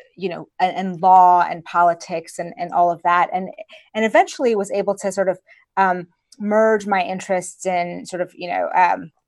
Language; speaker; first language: English; early bilingual, other home language; Persian